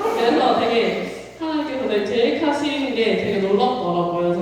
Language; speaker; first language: Korean; native; Korean